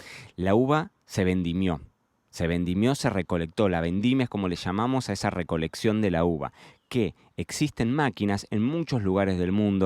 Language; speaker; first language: Spanish; native; Spanish